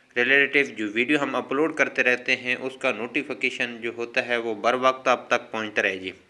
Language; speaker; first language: Urdu; non-native, local second language; Punjabi